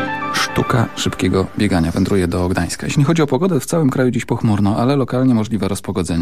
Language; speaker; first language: Polish; native; Polish